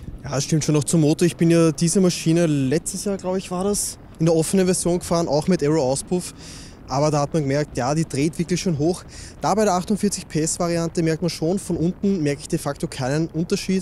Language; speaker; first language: German; native; German